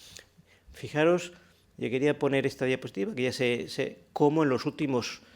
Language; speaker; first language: Spanish; native; Spanish